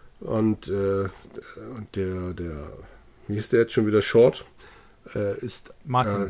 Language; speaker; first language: German; native; German